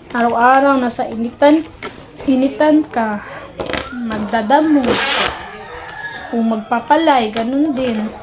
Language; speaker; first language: Filipino; non-native, local second language; Hiligaynon